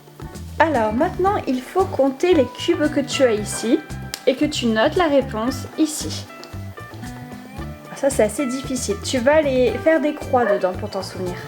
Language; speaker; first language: French; native; French